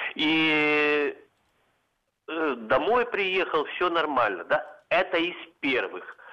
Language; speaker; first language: Russian; native; Russian